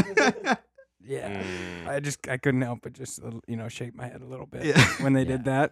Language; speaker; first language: English; native; English